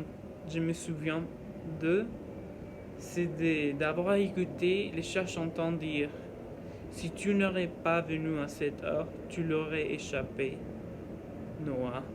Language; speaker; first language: French; non-native, learner; Norwegian